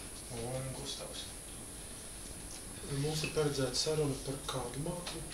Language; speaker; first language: Latvian; native; Latvian